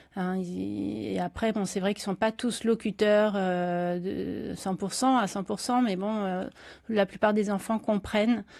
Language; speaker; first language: French; native; French